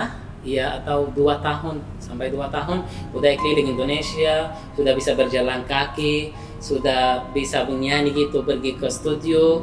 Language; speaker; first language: Indonesian; non-native, fluent; Arabic